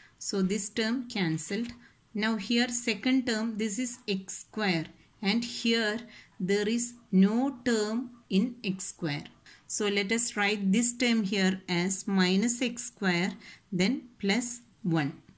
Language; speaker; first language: English; non-native, local second language; Malayalam